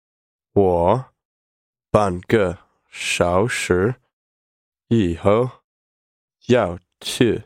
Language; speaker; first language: Chinese; non-native, learner; English